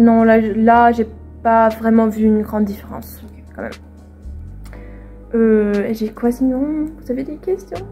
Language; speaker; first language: French; non-native, fluent; Swedish